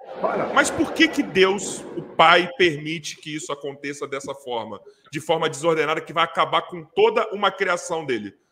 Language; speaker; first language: Portuguese; native; Portuguese